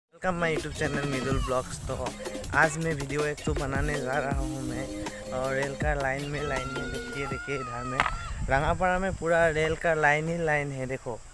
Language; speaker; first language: Hindi; non-native, local second language; Assamese